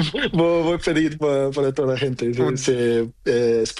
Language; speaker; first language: Spanish; non-native, learner; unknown